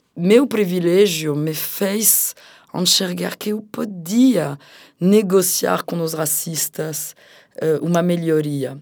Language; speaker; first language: Portuguese; non-native, fluent; French